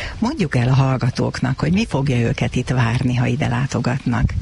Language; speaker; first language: Hungarian; native; Hungarian